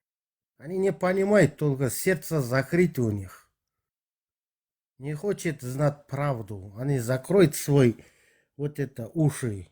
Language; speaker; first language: Russian; non-native, local second language; Kazakh